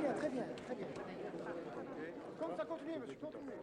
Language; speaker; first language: French; non-native, fluent; Russian